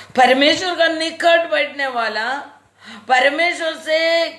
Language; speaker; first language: Hindi; non-native, local second language; Malayalam